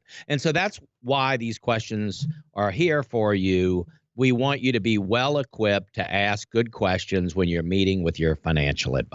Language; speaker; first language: English; native; English